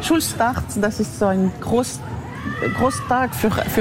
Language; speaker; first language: German; non-native, learner; French